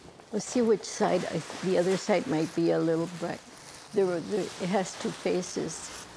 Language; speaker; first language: English; early bilingual, other home language; Spanish